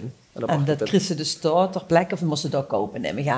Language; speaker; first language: Dutch; native; Dutch